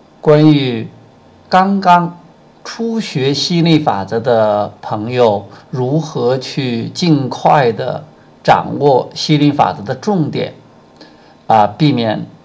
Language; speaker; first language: Chinese; native; Chinese